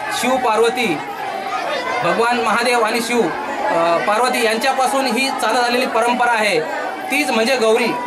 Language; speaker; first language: Marathi; non-native, local second language; Lambadi